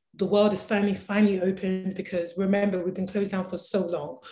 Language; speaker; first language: English; native; English